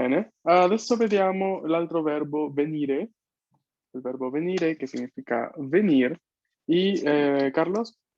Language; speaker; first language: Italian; non-native, fluent; Spanish